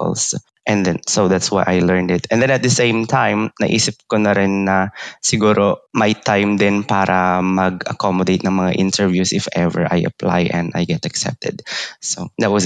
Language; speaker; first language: English; non-native, local second language; Iloko